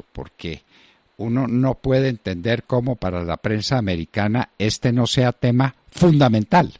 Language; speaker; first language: Spanish; native; Spanish